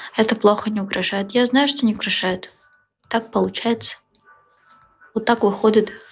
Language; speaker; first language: Russian; non-native, local second language; Uzbek